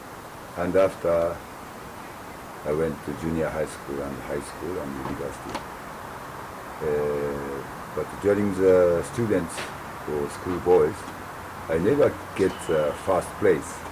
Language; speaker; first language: English; non-native, learner; Japanese